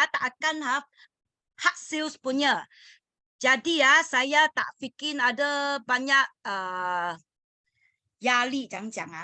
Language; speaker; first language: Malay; non-native, learner; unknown